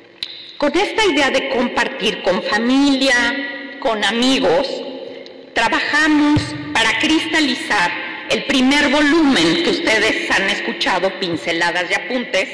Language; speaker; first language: Spanish; native; Spanish